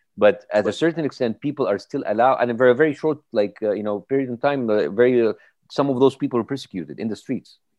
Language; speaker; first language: English; non-native, fluent; Arabic